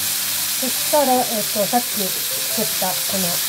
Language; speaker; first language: Japanese; native; Japanese